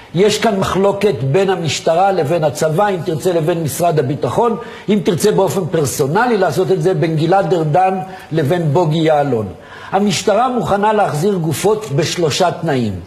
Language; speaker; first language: Hebrew; non-native, local second language; Arabic